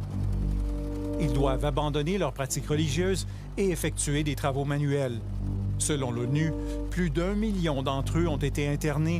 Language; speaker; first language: French; native; French